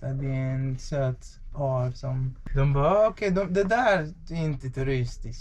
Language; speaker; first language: Swedish; early bilingual, other home language; Arabic